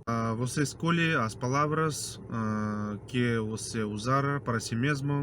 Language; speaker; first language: Portuguese; non-native, fluent; Russian